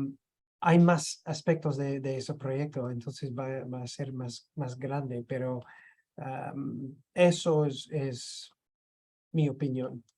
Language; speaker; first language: Spanish; non-native, fluent; English